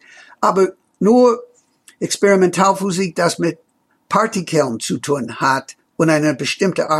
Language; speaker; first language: German; non-native, fluent; English